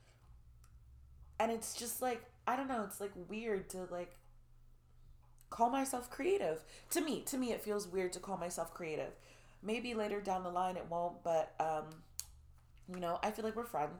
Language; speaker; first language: English; native; English